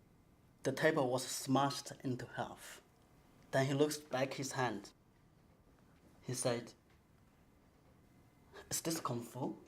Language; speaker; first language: English; non-native, learner; Chinese